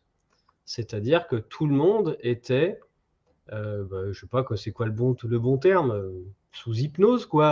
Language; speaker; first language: French; native; French